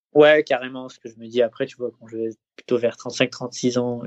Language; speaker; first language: French; native; French